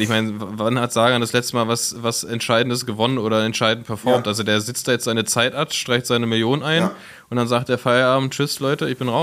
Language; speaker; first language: German; native; German